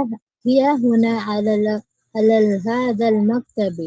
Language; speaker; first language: Arabic; non-native, learner; Filipino